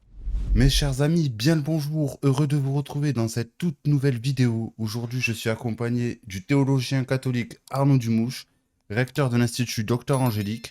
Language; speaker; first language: French; native; French